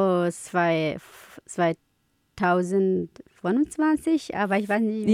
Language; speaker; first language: German; non-native, learner; Kurdish